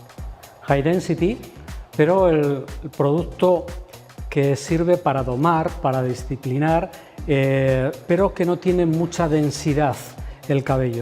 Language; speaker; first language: Spanish; native; Spanish